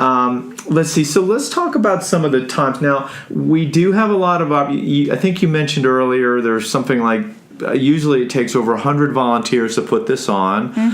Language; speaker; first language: English; native; English